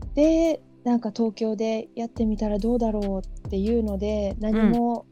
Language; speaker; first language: Japanese; native; Japanese